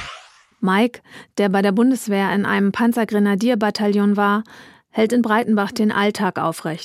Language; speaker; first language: German; native; German